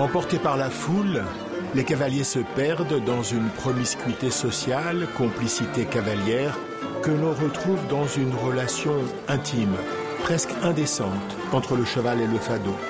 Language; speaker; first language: French; native; French